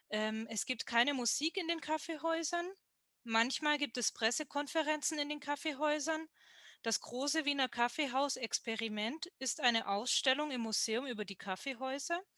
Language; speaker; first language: German; non-native, learner; Portuguese